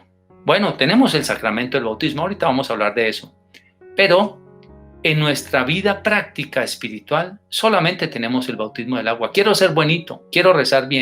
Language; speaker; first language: Spanish; native; Spanish